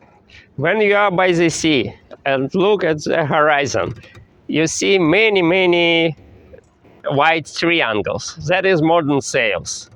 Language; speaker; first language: English; non-native, fluent; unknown